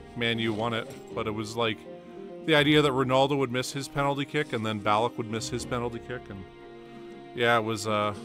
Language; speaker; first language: English; native; English